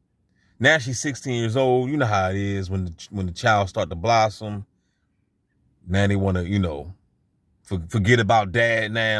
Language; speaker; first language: English; native; English